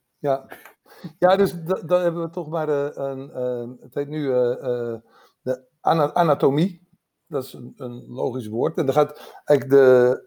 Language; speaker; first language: Dutch; native; Dutch